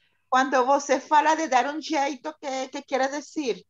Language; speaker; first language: Portuguese; non-native, learner; Spanish